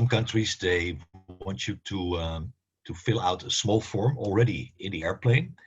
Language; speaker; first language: English; non-native, fluent; Dutch